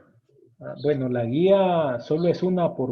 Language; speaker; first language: Spanish; native; Spanish